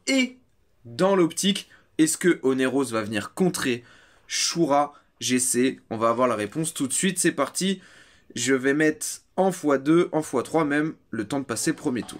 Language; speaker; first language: French; native; French